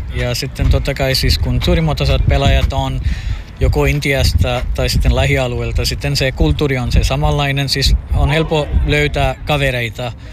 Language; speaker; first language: Finnish; non-native, fluent; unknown